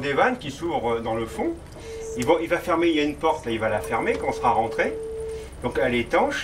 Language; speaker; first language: French; native; French